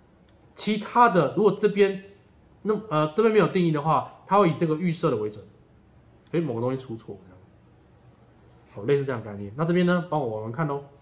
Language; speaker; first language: Chinese; native; Chinese